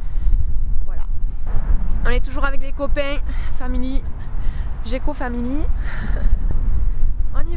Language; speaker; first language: French; native; French